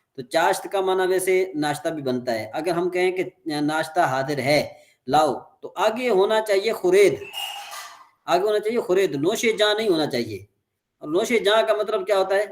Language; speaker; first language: Urdu; non-native, local second language; Sindhi